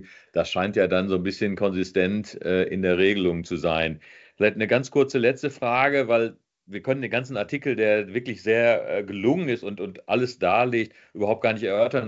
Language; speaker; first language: German; native; German